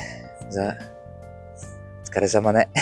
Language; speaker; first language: Japanese; non-native, learner; English